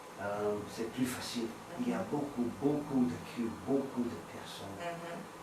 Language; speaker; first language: French; non-native, learner; English